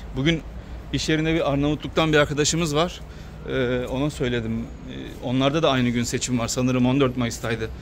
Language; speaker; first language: Turkish; native; Turkish